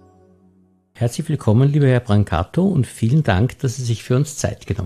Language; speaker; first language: German; native; German